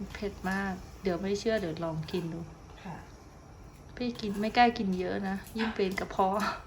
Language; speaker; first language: Thai; non-native, local second language; Karen languages